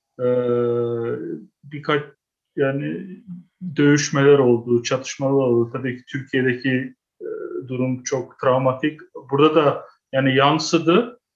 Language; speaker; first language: Turkish; early bilingual, heritage; Turkish